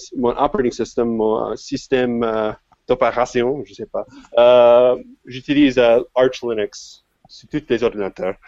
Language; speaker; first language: French; non-native, fluent; English